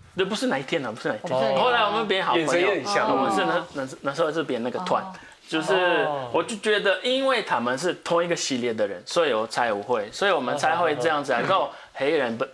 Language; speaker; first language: Chinese; non-native, fluent; Portuguese